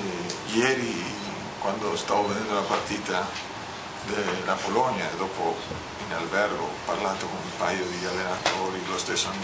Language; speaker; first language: Italian; non-native, fluent; Spanish